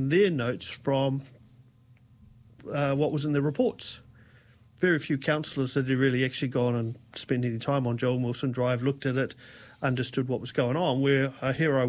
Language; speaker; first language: English; native; English